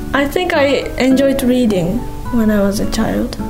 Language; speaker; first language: English; non-native, fluent; Japanese